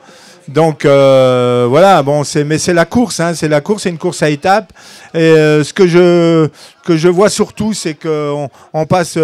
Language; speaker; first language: French; native; French